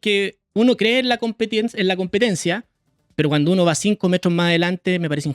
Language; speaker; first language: Spanish; native; Spanish